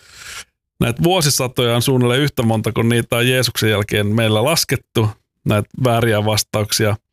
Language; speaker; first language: Finnish; native; Finnish